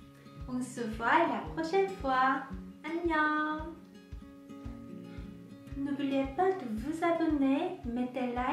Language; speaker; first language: French; non-native, fluent; Korean